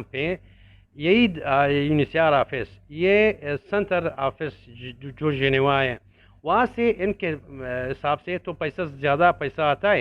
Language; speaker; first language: Hindi; non-native, learner; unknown